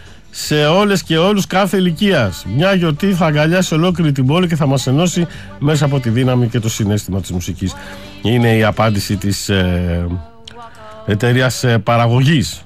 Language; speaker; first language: Greek; native; Greek